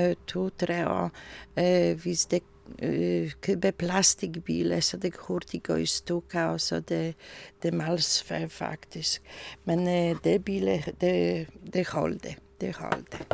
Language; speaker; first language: Danish; non-native, learner; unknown